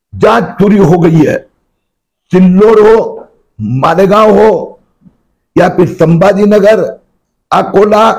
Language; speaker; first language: Hindi; non-native, local second language; Marathi